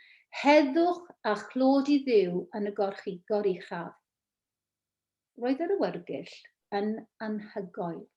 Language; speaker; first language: Welsh; non-native, local second language; English